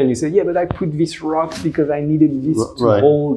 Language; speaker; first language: English; non-native, fluent; French